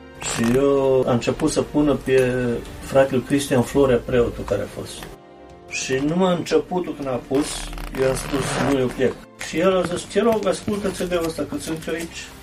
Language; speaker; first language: Romanian; early bilingual, heritage; Romanian